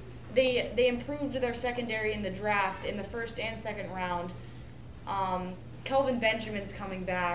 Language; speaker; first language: English; native; English